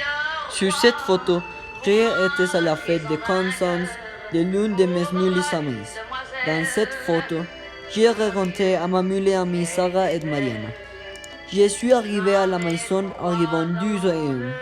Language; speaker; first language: French; non-native, learner; Spanish